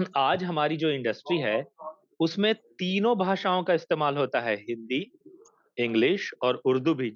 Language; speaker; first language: Hindi; native; Hindi